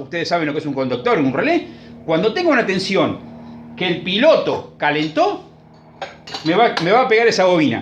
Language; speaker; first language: Spanish; native; Spanish